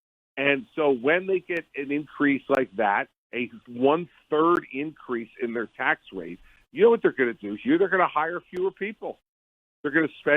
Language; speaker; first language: English; native; English